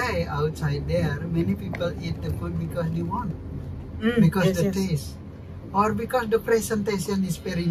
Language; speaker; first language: English; non-native, learner; Balinese